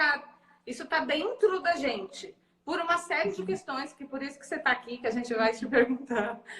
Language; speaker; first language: Portuguese; native; Portuguese